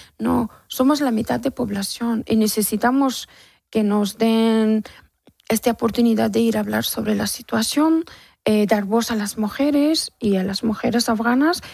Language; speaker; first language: Spanish; non-native, learner; Persian